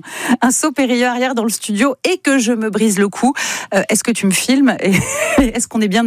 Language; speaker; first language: French; native; French